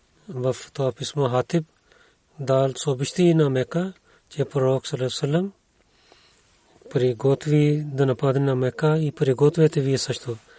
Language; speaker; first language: Bulgarian; non-native, learner; Urdu